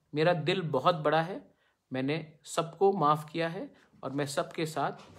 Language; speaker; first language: Hindi; non-native, local second language; Bangla